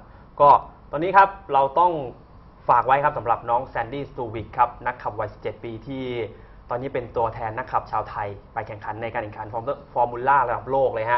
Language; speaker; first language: Thai; native; Thai